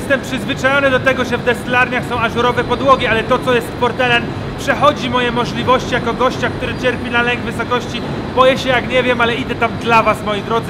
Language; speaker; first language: Polish; native; Polish